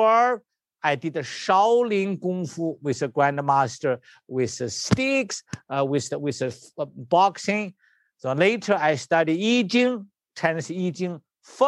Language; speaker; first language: English; non-native, learner; Chinese